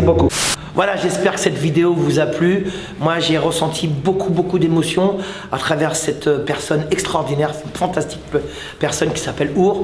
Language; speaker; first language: French; native; French